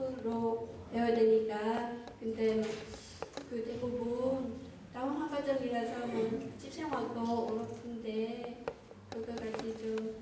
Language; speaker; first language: Korean; non-native, learner; Vietnamese